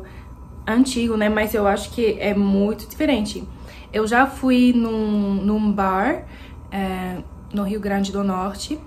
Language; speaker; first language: Portuguese; non-native, fluent; French